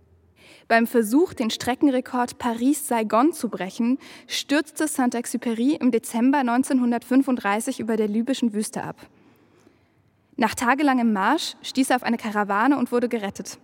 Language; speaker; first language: German; native; German